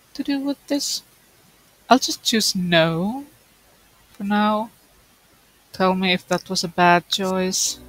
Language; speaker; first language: English; non-native, fluent; Finnish